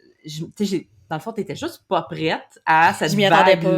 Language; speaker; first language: French; native; French